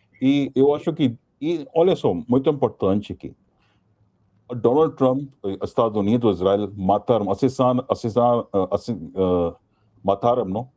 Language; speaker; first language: Portuguese; non-native, fluent; Hindi